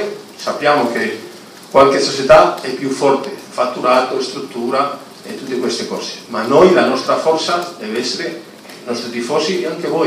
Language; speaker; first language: Italian; non-native, fluent; Spanish